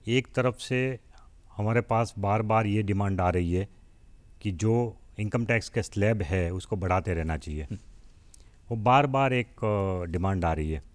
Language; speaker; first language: Hindi; non-native, local second language; Gujarati